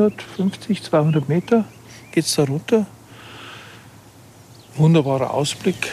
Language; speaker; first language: German; native; German